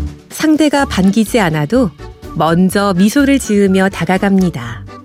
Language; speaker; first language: Korean; native; Korean